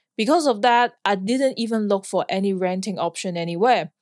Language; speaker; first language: English; non-native, local second language; Cantonese